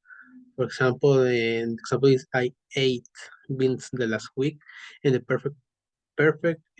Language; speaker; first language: English; non-native, learner; Spanish